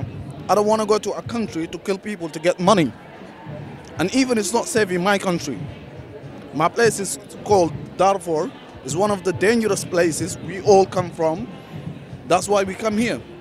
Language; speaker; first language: English; non-native, learner; Arabic